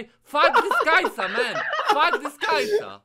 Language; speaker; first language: English; non-native, learner; Polish